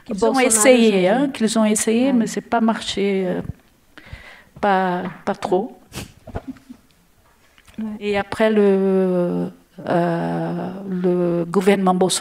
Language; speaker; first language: French; non-native, learner; Portuguese